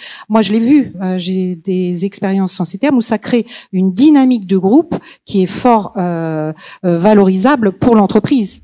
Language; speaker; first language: French; native; French